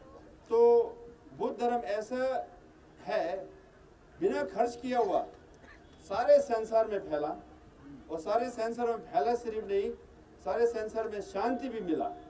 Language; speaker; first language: Hindi; non-native, learner; Tibetan